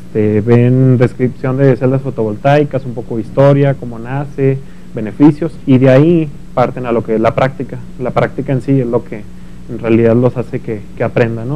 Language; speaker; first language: Spanish; native; Spanish